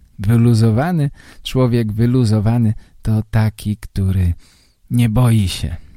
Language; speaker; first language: Polish; native; Polish